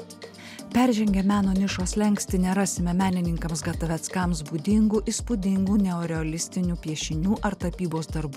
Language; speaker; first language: Lithuanian; native; Lithuanian